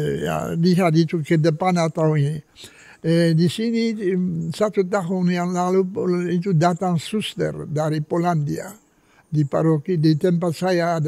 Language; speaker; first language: Indonesian; non-native, fluent; Polish